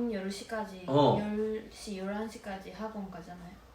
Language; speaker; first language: Korean; non-native, fluent; Japanese